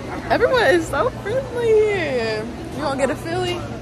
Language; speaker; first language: English; native; English